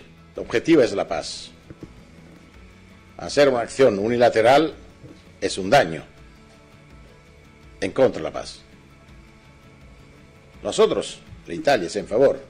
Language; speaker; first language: Spanish; non-native, fluent; Italian